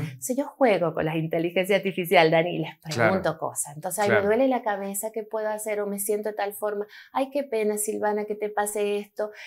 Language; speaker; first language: Spanish; native; Spanish